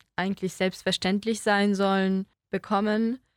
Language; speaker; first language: German; early bilingual, other home language; Polish